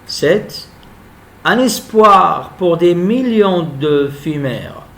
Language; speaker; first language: French; non-native, local second language; Arabic